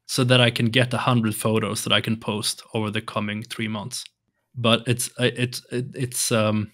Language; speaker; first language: English; non-native, fluent; Swedish